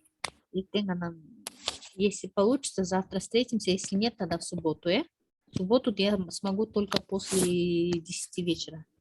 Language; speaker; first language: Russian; non-native, local second language; Kyrgyz